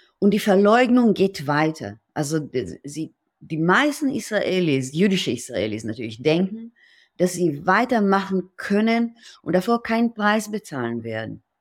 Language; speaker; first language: German; non-native, fluent; Hebrew